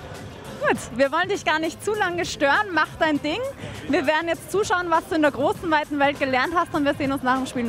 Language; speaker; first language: German; native; German